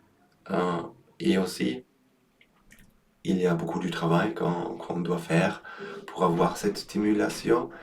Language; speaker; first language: French; non-native, learner; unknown